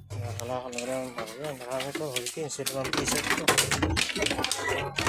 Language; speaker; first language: Filipino; non-native, local second language; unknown